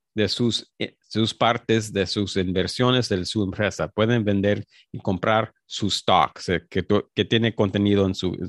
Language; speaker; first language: Spanish; early bilingual, heritage; Spanish